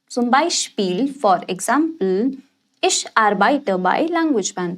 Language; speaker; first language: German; non-native, fluent; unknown